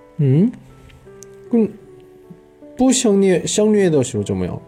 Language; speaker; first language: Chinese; non-native, learner; Korean